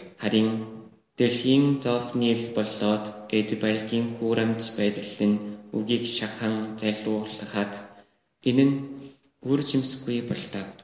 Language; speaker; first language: Mongolian; non-native, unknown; Korean